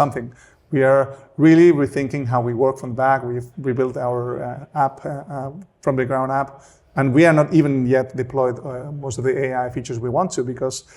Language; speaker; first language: English; non-native, fluent; Spanish